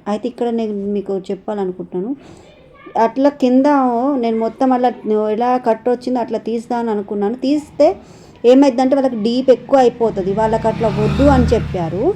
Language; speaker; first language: Telugu; native; Telugu